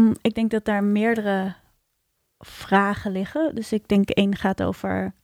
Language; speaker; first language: Dutch; native; Dutch